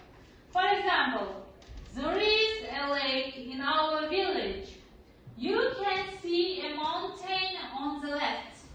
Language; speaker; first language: English; non-native, learner; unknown